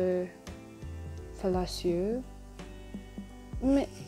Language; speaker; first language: French; non-native, learner; English